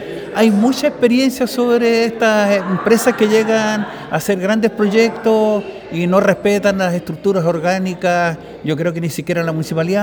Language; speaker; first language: Spanish; native; Spanish